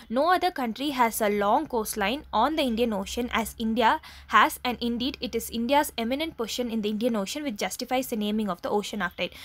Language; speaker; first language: English; non-native, local second language; Tamil